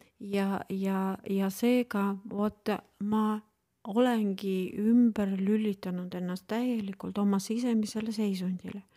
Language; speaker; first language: Estonian; non-native, local second language; Russian